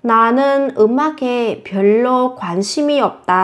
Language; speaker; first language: Korean; non-native, fluent; Vietnamese